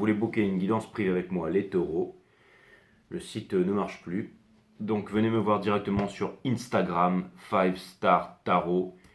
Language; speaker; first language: French; native; French